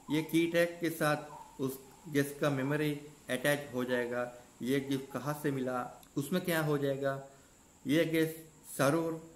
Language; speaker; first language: Hindi; non-native, learner; Sinhala